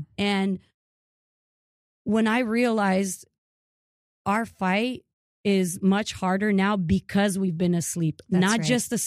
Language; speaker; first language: English; early bilingual, other home language; Ukrainian